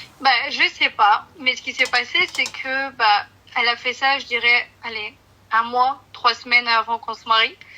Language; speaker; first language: French; early bilingual, other home language; Portuguese